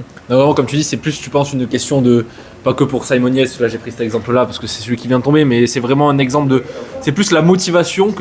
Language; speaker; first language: French; native; French